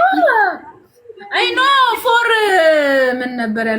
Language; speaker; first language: English; non-native, learner; Amharic